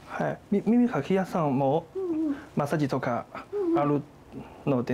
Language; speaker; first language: Japanese; non-native, learner; Chinese